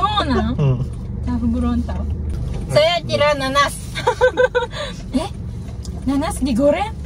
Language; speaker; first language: Indonesian; non-native, learner; Japanese